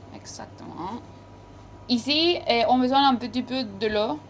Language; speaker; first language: French; non-native, fluent; Spanish